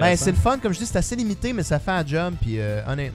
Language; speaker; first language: French; native; French